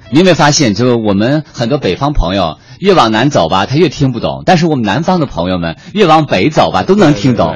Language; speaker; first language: Chinese; native; Chinese